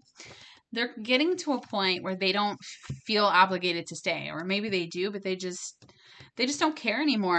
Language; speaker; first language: English; native; English